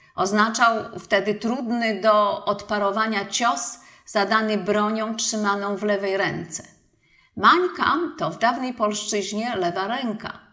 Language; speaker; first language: Polish; native; Polish